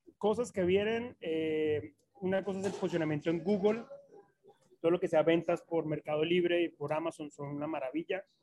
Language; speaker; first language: Spanish; native; Spanish